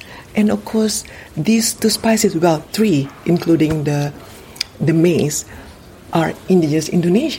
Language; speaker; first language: English; non-native, fluent; Indonesian